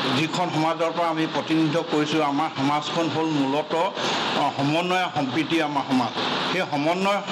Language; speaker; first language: Assamese; native; Assamese